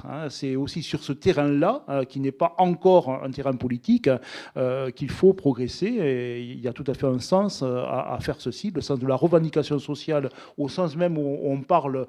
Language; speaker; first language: French; native; French